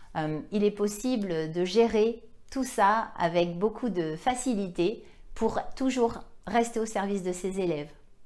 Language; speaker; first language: French; native; French